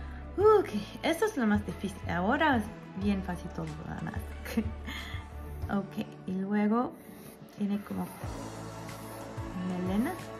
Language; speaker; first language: Spanish; early bilingual, heritage; Spanish